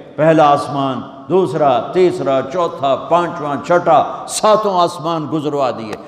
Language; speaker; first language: Urdu; non-native, local second language; Punjabi